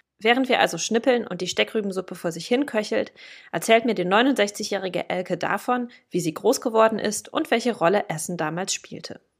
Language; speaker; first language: German; native; German